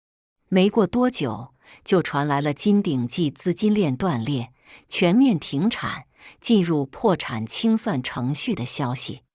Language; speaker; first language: Chinese; native; Chinese